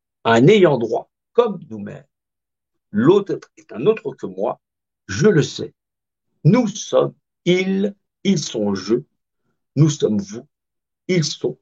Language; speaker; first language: French; native; French